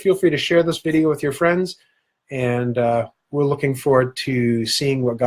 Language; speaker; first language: English; native; English